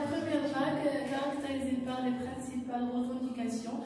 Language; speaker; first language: French; non-native, learner; Arabic